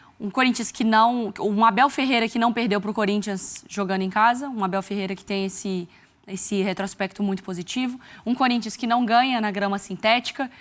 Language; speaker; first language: Portuguese; native; Portuguese